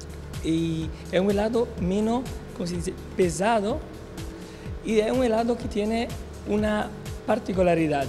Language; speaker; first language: Spanish; non-native, fluent; Italian